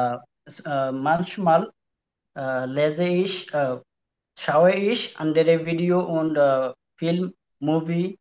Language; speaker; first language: German; non-native, learner; Bangla